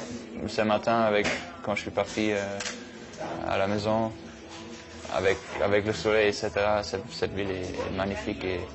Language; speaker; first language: French; non-native, fluent; German